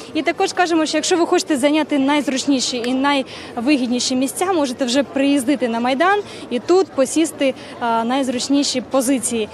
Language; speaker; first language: Ukrainian; native; Ukrainian